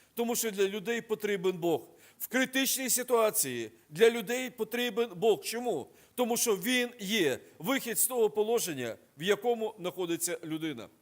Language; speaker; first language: Ukrainian; non-native, local second language; Russian